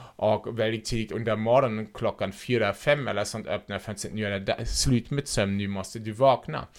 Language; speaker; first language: Swedish; non-native, fluent; German